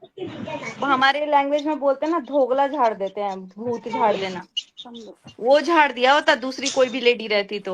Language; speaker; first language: Hindi; native; Hindi